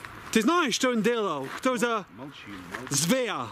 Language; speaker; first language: Russian; non-native, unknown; English